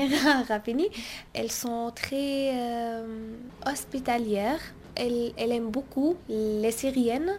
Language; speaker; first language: French; non-native, learner; Arabic